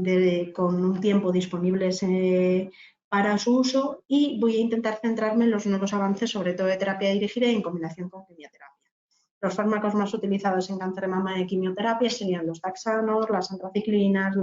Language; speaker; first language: Spanish; native; Spanish